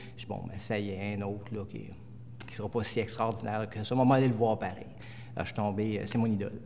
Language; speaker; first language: French; native; French